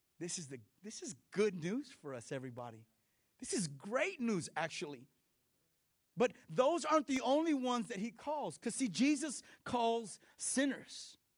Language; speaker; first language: English; native; English